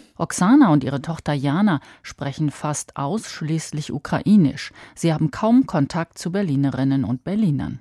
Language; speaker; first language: German; native; German